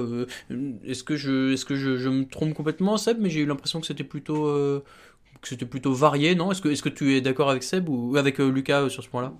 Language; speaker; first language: French; native; French